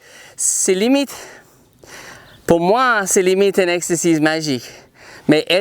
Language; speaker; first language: French; non-native, fluent; English